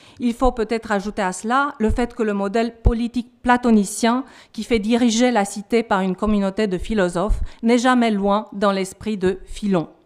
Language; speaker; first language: French; non-native, fluent; Romanian